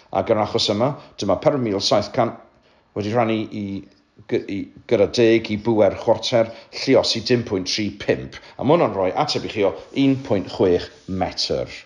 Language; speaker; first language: Welsh; native; Welsh